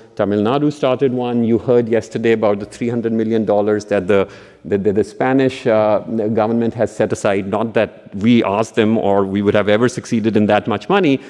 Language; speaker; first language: English; non-native, local second language; Punjabi